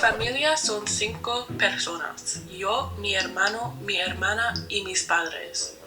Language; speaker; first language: Spanish; non-native, fluent; English